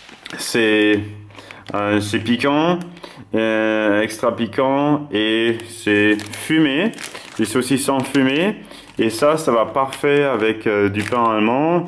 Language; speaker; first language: French; non-native, fluent; German